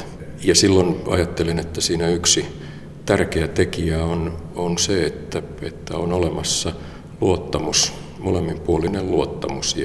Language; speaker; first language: Finnish; native; Finnish